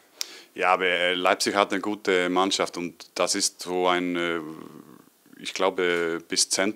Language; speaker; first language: German; non-native, learner; Icelandic